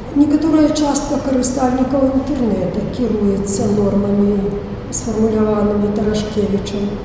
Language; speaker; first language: Belarusian; native; Belarusian